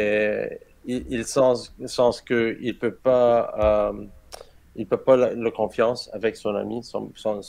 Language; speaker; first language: French; non-native, learner; Arabic